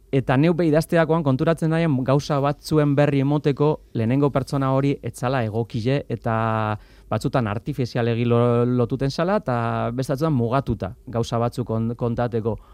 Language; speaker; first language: Basque; native; Basque